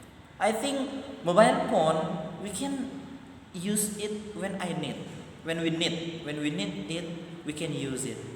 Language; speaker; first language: English; non-native, learner; Madurese